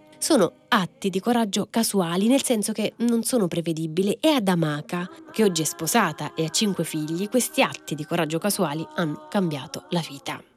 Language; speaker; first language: Italian; native; Italian